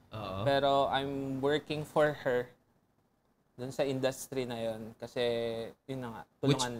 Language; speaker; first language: Filipino; native; Filipino